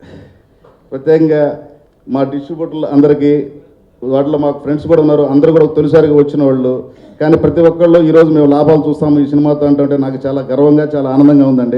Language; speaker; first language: Telugu; native; Telugu